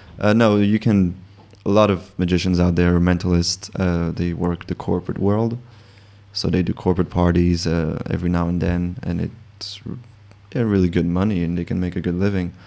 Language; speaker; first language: English; non-native, fluent; French